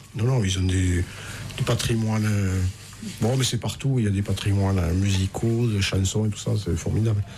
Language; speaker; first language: French; native; French